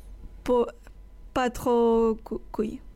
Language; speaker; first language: French; non-native, learner; Spanish